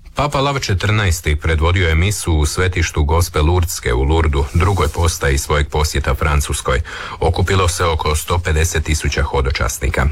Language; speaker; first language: Croatian; native; Croatian